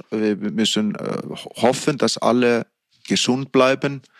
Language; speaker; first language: German; non-native, fluent; Icelandic